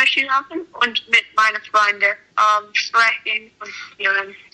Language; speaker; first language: German; non-native, learner; English